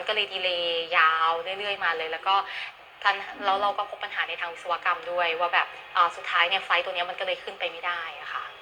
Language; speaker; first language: Thai; native; Thai